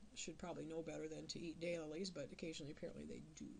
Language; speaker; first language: English; native; English